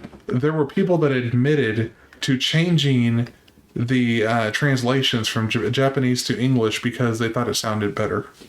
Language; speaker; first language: English; native; English